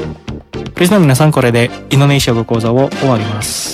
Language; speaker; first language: Japanese; non-native, fluent; Indonesian